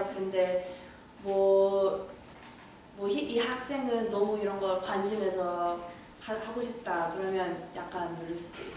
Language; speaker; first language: Korean; early bilingual, heritage; English